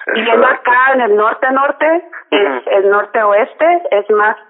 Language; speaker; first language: Spanish; early bilingual, heritage; Spanish